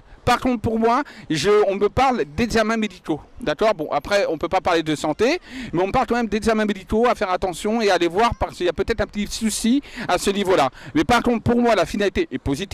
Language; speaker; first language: French; native; French